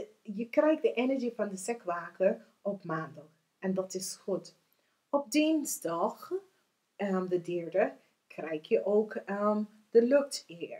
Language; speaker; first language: Dutch; early bilingual, heritage; English